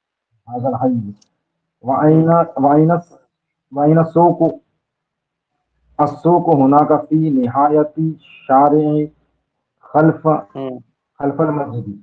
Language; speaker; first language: Arabic; non-native, learner; Urdu